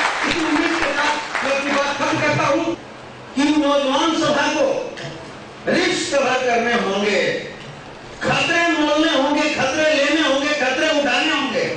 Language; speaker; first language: Hindi; native; Hindi